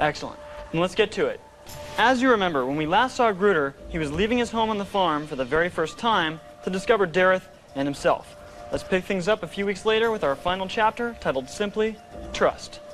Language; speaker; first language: English; native; English